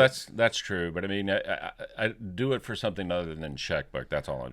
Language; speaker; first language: English; native; English